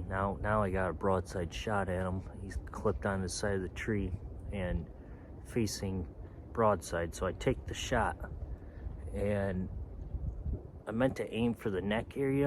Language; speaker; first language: English; native; English